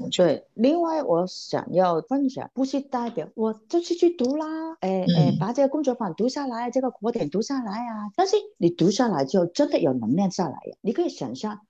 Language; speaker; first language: Chinese; non-native, local second language; Cantonese